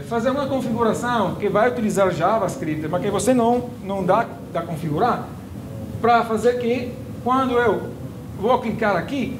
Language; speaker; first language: Portuguese; non-native, fluent; Italian